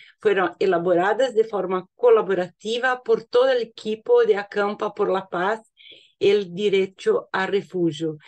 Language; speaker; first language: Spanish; non-native, learner; Portuguese